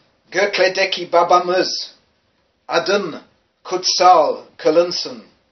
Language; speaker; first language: Turkish; non-native, learner; English